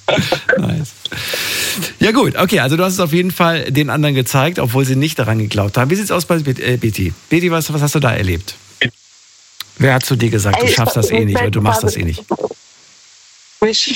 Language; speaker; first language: German; native; German